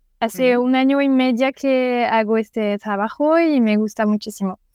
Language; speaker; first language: Spanish; non-native, learner; French